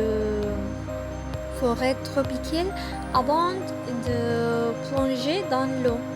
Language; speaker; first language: French; non-native, learner; Spanish